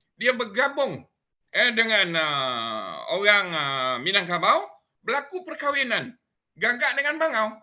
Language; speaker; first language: Malay; native; Malay